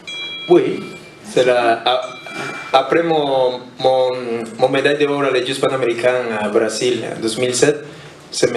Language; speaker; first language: French; non-native, learner; Spanish